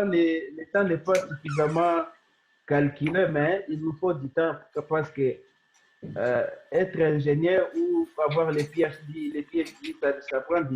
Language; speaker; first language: French; non-native, local second language; Swahili